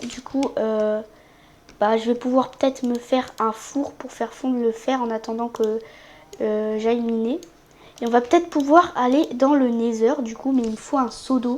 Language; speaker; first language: French; native; French